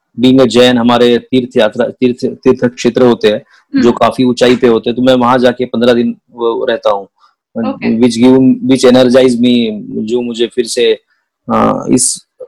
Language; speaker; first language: Hindi; non-native, local second language; Marathi